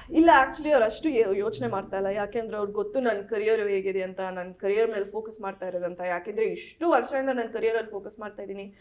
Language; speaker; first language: Kannada; early bilingual, heritage; Kannada